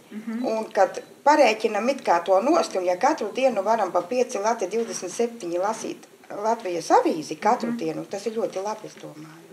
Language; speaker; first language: Latvian; native; Latvian